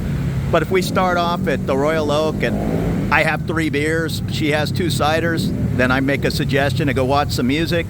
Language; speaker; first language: English; native; English